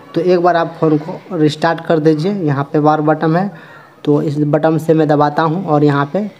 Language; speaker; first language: Hindi; native; Hindi